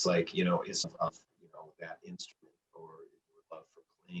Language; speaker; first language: English; native; English